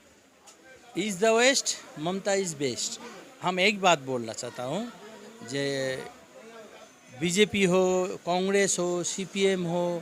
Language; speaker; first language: Hindi; non-native, local second language; Bangla